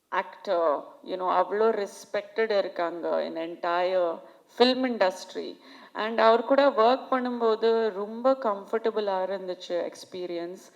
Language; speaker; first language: Tamil; non-native, fluent; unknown